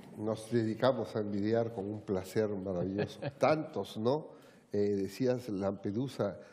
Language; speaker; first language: Spanish; native; Spanish